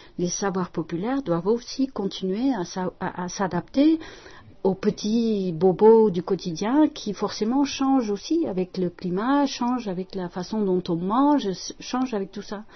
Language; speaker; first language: French; non-native, fluent; Dutch